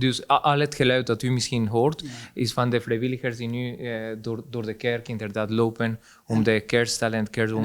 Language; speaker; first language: Dutch; non-native, fluent; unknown